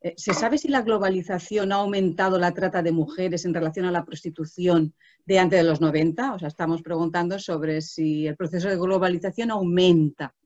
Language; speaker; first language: Spanish; non-native, local second language; Catalan